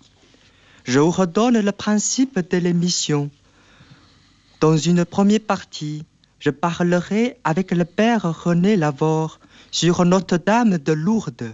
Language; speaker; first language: French; non-native, fluent; Chinese